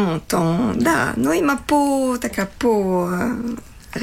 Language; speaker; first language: Bulgarian; non-native, fluent; French